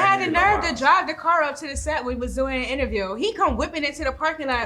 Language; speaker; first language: English; native; English